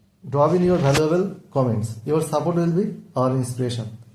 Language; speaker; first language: English; non-native, local second language; Bangla